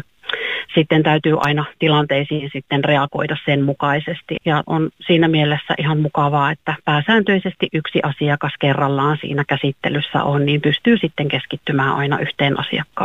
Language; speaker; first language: Finnish; native; Finnish